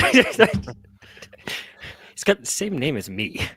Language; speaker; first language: English; native; English